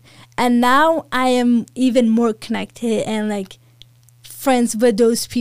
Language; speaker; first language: English; non-native, fluent; Persian